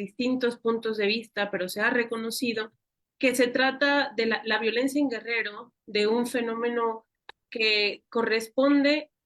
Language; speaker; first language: Spanish; native; Spanish